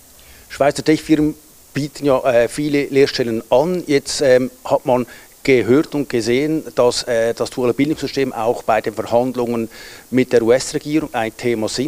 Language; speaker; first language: German; native; German